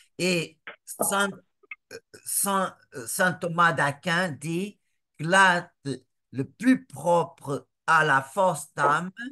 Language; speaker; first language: French; non-native, fluent; Portuguese